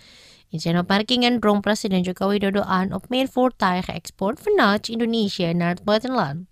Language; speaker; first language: Dutch; non-native, fluent; Indonesian